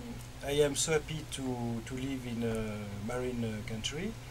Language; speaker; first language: English; non-native, learner; French